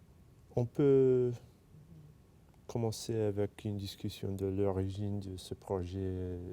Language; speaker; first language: French; non-native, fluent; English